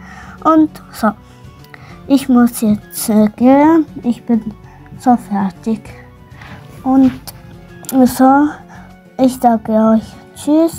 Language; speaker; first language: German; non-native, learner; Arabic